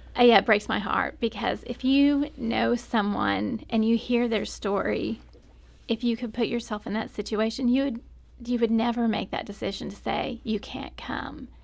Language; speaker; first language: English; native; English